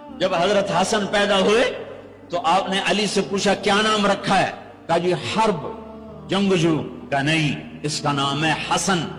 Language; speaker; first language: Urdu; non-native, local second language; Punjabi